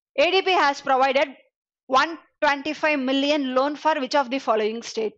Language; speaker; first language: English; non-native, local second language; Tamil